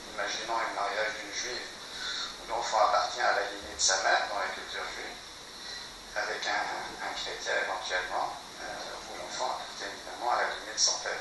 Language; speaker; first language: French; non-native, local second language; Kabyle